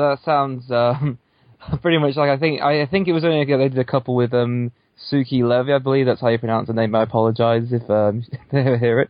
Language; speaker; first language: English; native; English